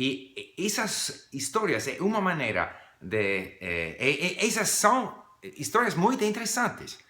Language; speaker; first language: Portuguese; non-native, fluent; English